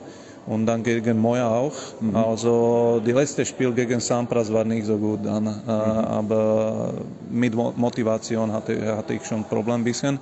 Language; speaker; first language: German; non-native, fluent; Slovak